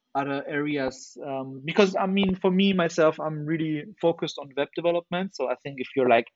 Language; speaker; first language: English; non-native, fluent; German